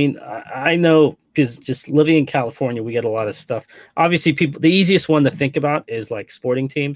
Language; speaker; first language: English; native; English